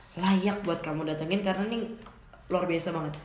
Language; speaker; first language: Indonesian; native; Indonesian